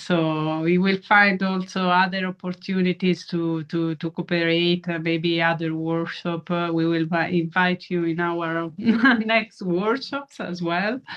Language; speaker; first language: English; non-native, fluent; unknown